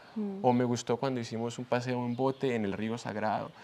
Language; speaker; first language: Spanish; native; Spanish